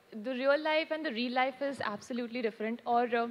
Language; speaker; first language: Hindi; native; Hindi